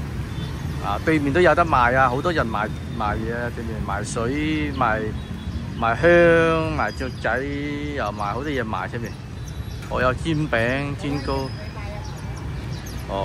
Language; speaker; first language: Chinese; early bilingual, heritage; Cantonese